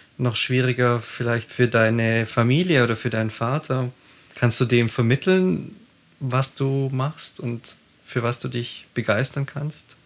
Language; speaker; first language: German; native; German